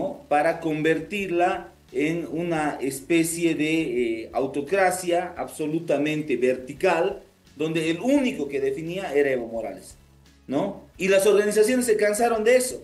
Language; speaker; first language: Spanish; native; Spanish